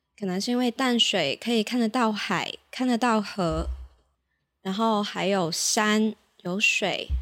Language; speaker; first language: Chinese; non-native, local second language; Cantonese